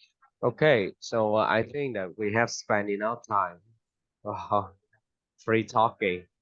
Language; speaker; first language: English; non-native, fluent; Vietnamese